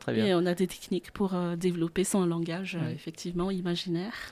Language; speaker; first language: French; non-native, local second language; Malagasy